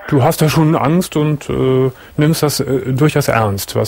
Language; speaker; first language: German; native; German